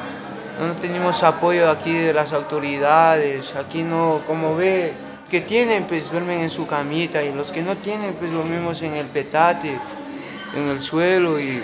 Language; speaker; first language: Spanish; native; Spanish